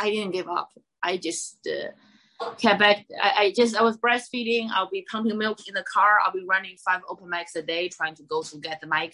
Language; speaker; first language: English; non-native, fluent; Chinese